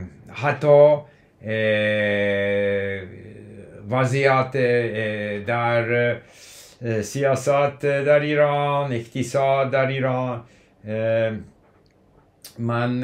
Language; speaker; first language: Persian; non-native, learner; English